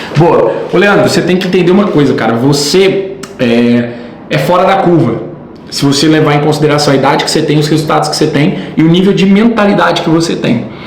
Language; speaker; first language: Portuguese; native; Portuguese